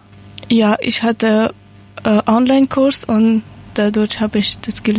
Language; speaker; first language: German; non-native, learner; Persian